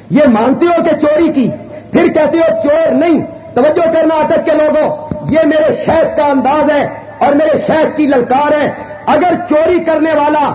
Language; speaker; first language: Urdu; non-native, local second language; Punjabi